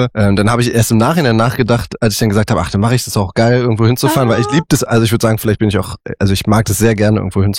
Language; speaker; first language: German; native; German